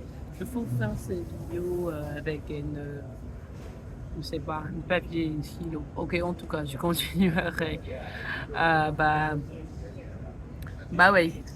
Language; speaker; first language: French; non-native, fluent; English